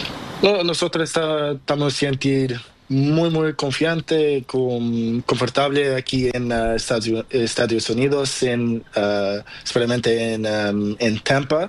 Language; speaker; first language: Spanish; non-native, learner; Portuguese